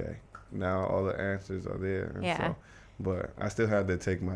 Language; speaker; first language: English; native; English